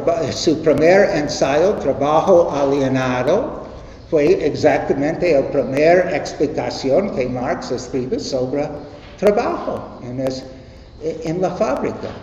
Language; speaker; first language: Spanish; non-native, learner; English